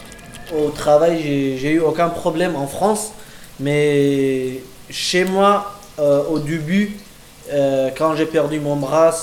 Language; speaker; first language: French; non-native, learner; Kurdish